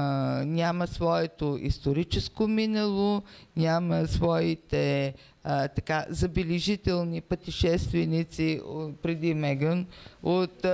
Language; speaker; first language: Bulgarian; native; Bulgarian